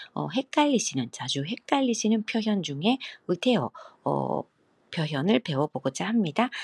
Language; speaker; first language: Korean; non-native, fluent; Japanese